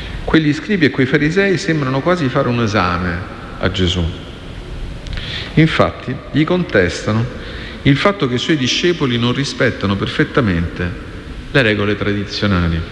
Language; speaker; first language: Italian; native; Italian